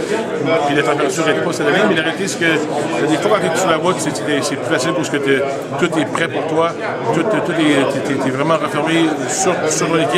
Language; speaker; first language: French; native; French